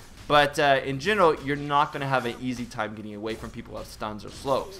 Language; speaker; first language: English; native; English